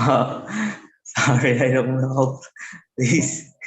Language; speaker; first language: English; non-native, learner; Vietnamese